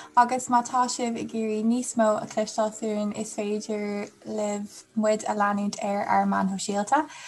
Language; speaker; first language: Irish; non-native, local second language; English